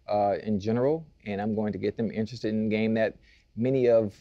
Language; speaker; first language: English; native; English